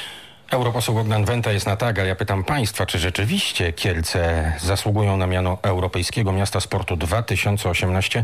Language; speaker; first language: Polish; native; Polish